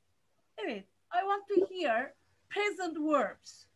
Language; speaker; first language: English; non-native, fluent; Turkish